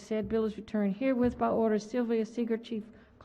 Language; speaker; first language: English; native; English